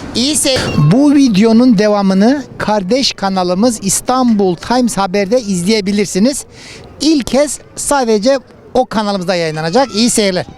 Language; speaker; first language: Turkish; native; Turkish